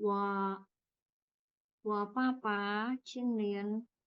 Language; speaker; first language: Chinese; non-native, learner; Vietnamese